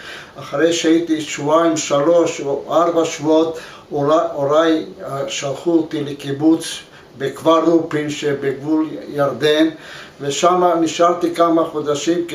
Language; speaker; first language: Hebrew; non-native, fluent; Bulgarian